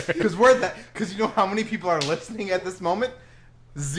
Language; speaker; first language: English; native; English